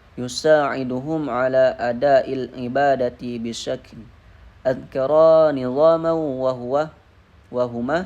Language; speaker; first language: Arabic; non-native, learner; Indonesian